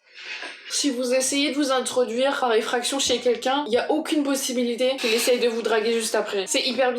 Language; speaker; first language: French; native; French